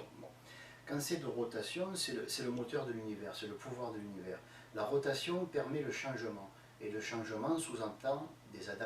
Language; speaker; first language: French; native; French